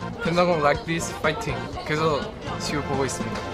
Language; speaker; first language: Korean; non-native, learner; Chinese